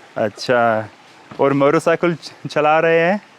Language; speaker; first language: Hindi; non-native, fluent; English